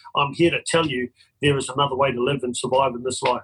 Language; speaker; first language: English; native; English